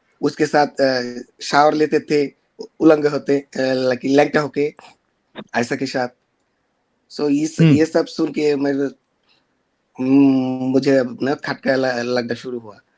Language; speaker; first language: Hindi; non-native, learner; Bangla